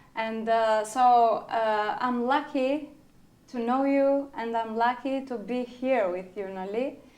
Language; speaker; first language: English; non-native, learner; Albanian